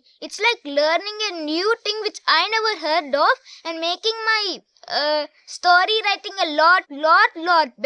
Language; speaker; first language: English; non-native, local second language; Hindi